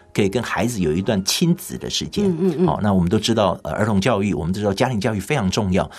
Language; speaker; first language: Chinese; native; Chinese